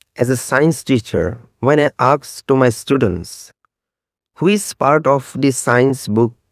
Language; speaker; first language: English; non-native, local second language; Assamese